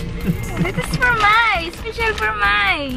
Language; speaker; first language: Dutch; non-native, learner; Filipino